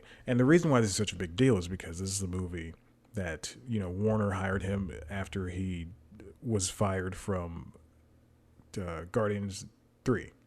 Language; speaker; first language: English; native; English